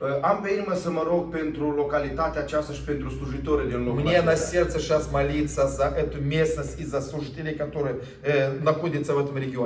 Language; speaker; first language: Romanian; native; Romanian